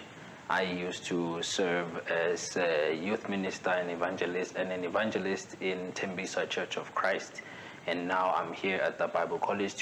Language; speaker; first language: English; non-native, local second language; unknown